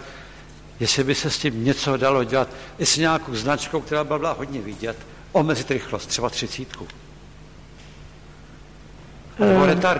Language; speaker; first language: Czech; native; Czech